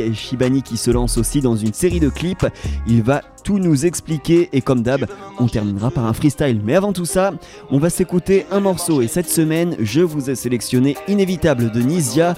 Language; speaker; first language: French; native; French